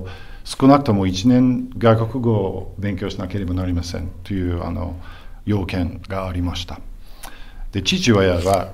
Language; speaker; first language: Japanese; non-native, fluent; English